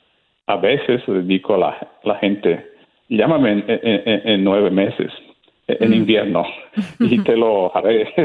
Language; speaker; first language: Spanish; non-native, fluent; Italian